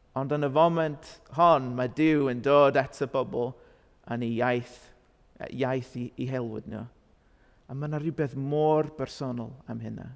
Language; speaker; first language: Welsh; non-native, fluent; English